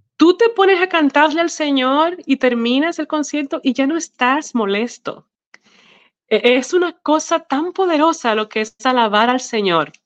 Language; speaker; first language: Spanish; native; Spanish